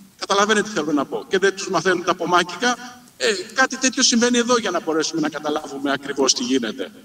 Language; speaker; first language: Greek; native; Greek